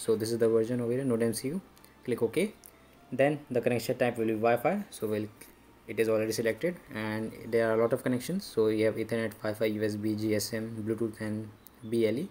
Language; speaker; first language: English; non-native, local second language; Hindi